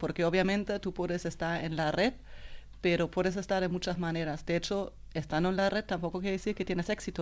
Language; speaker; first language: Spanish; non-native, fluent; German